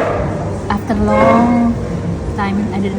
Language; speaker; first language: English; non-native, fluent; Indonesian